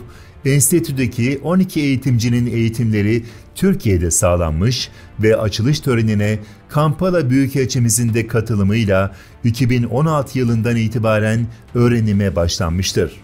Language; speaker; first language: Turkish; native; Turkish